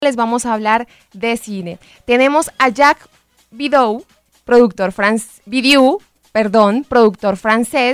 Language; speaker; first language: Spanish; native; Spanish